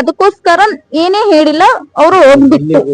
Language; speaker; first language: Kannada; non-native, local second language; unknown